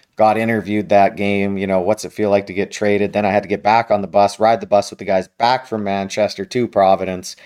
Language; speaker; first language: English; native; English